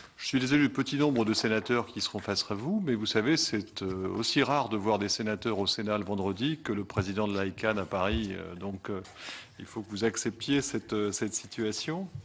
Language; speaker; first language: French; native; French